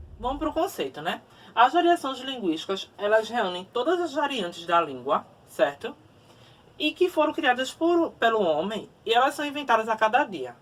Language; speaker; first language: Portuguese; native; Portuguese